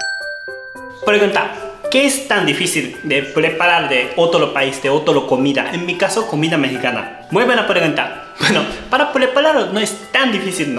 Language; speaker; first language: Spanish; non-native, learner; Japanese